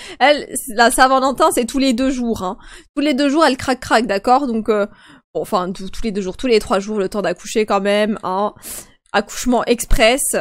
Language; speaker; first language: French; early bilingual, other home language; Polish